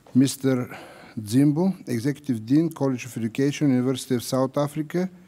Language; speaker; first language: English; non-native, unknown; Bulgarian